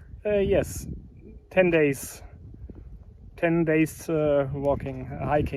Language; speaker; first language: English; non-native, learner; German